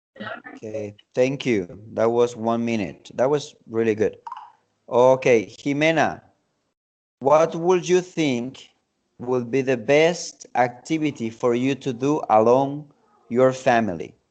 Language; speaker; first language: English; non-native, fluent; Spanish